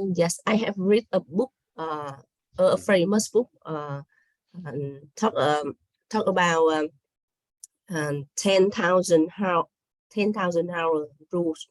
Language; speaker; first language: English; non-native, learner; Vietnamese